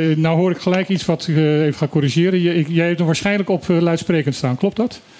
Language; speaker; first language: Dutch; non-native, local second language; Papiamento